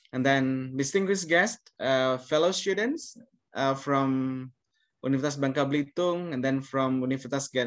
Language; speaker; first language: English; non-native, fluent; Indonesian